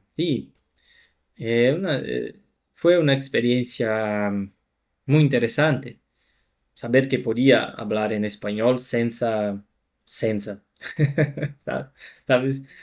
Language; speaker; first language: Spanish; non-native, fluent; Portuguese